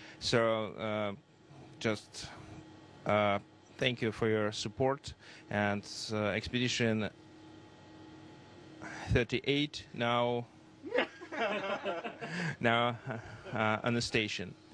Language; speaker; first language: English; non-native, fluent; Russian